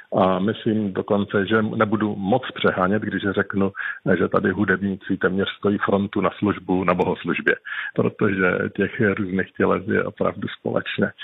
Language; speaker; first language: Czech; native; Czech